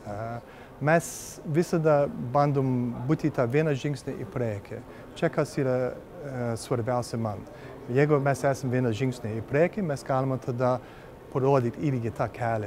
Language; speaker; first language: Lithuanian; early bilingual, heritage; Lithuanian